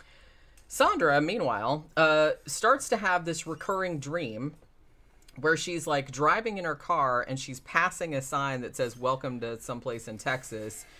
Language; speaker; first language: English; native; English